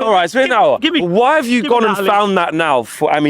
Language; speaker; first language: English; native; English